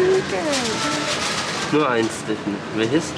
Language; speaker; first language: German; early bilingual, other home language; Turkish